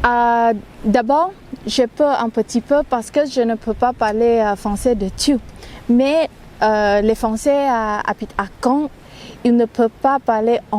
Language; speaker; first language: French; non-native, learner; Thai